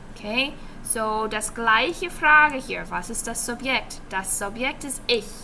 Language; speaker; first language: German; non-native, learner; English